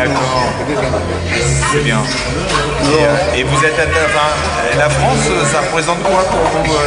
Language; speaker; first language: French; native; French